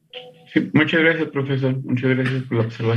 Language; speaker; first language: Spanish; native; Spanish